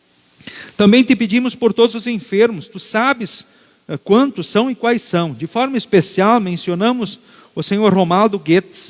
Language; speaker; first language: Portuguese; native; Portuguese